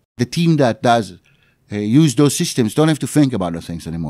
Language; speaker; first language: English; non-native, fluent; Hebrew